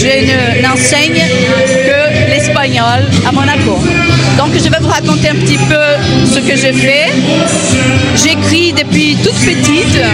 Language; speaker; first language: French; non-native, fluent; Portuguese